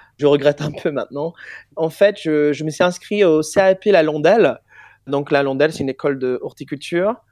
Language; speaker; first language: French; non-native, fluent; English